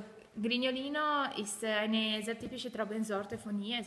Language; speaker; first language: German; non-native, learner; Italian